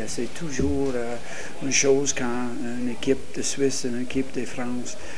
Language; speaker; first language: French; non-native, learner; English